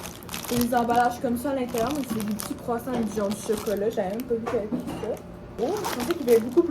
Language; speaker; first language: French; native; French